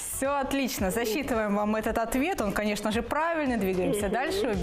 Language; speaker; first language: Russian; native; Russian